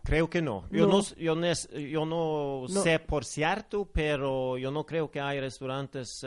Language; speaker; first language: Spanish; non-native, fluent; Norwegian